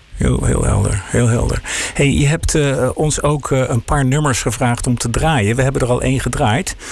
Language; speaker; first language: Dutch; native; Dutch